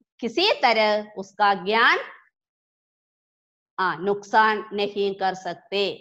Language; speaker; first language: Hindi; non-native, local second language; Malayalam